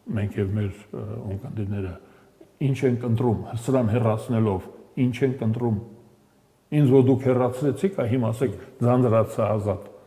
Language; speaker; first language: Armenian; native; Armenian